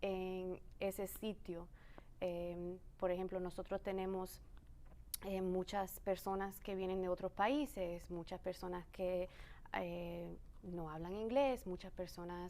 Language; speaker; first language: Spanish; early bilingual, other home language; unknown